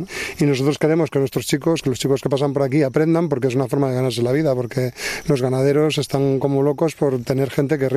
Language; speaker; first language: Spanish; native; Spanish